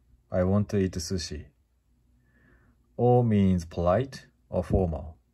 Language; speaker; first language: English; non-native, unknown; Japanese